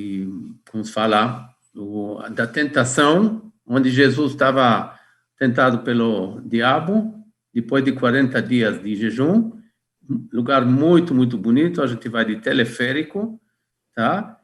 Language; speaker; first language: Portuguese; non-native, fluent; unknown